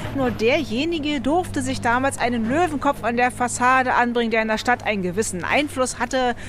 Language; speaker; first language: German; native; German